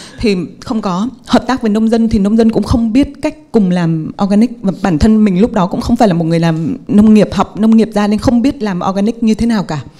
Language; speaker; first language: Vietnamese; native; Vietnamese